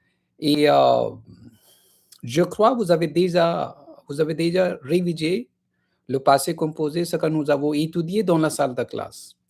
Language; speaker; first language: French; non-native, fluent; Hindi